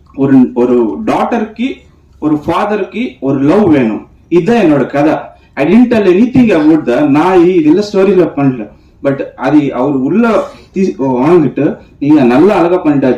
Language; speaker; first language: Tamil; non-native, learner; Telugu